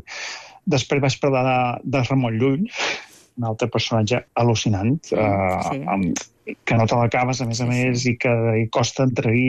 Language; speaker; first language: Catalan; native; Catalan